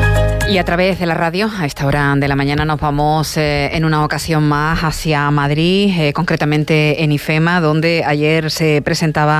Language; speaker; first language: Spanish; native; Spanish